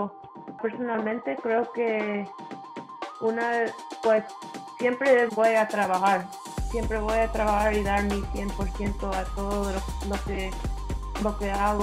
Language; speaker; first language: Spanish; early bilingual, heritage; English